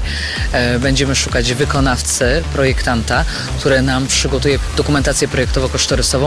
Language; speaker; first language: Polish; native; Polish